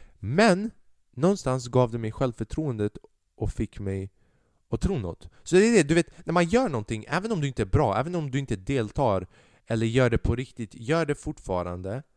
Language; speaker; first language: Swedish; early bilingual, other home language; Albanian